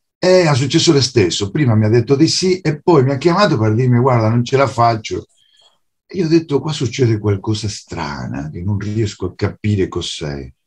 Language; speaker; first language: Italian; non-native, fluent; Spanish